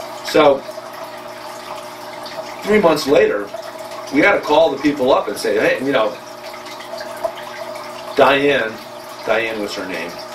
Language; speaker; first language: English; native; English